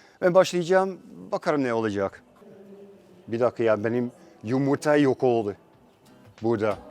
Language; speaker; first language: Turkish; non-native, fluent; Dutch